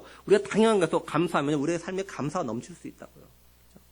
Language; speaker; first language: Korean; native; Korean